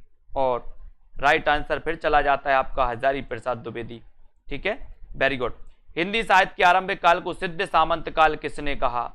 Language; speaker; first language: Hindi; native; Hindi